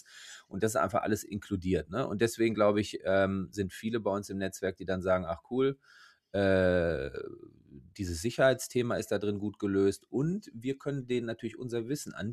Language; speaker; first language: German; native; German